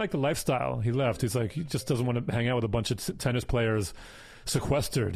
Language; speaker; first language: English; native; English